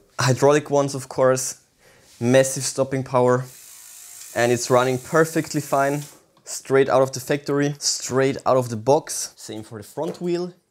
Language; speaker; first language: English; non-native, fluent; German